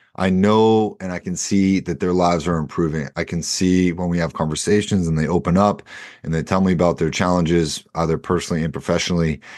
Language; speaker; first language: English; native; English